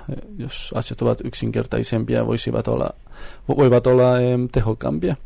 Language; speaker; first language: Finnish; non-native, fluent; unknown